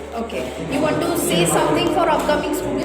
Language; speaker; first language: English; non-native, learner; Hindi